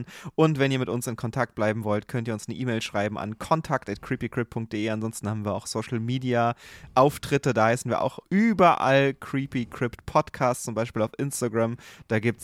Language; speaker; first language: German; native; German